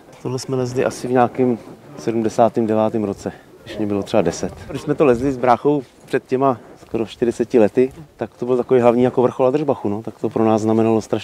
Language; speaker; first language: Czech; native; Czech